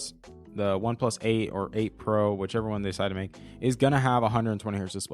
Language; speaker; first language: English; native; English